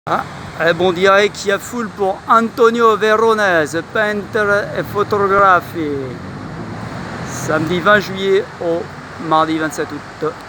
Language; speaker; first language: French; native; French